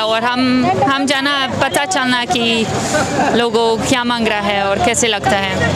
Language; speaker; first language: Hindi; non-native, learner; Dutch